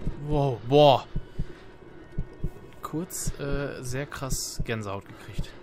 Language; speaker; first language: German; native; German